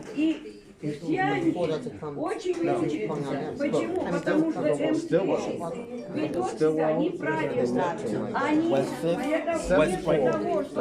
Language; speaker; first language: Russian; native; Russian